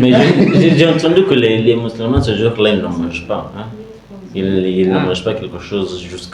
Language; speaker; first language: French; non-native, learner; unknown